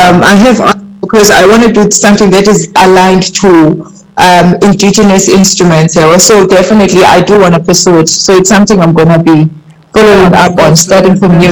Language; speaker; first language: English; non-native, local second language; Xhosa